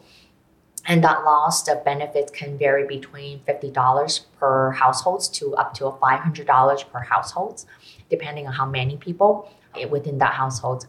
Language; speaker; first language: English; non-native, local second language; Cantonese